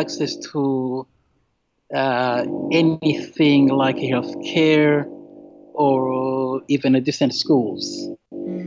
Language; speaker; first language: English; non-native, fluent; Rundi